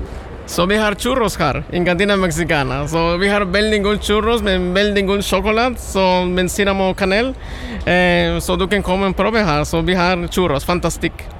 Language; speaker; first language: Norwegian; non-native, learner; Spanish